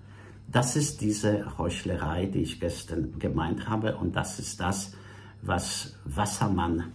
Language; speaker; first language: German; non-native, fluent; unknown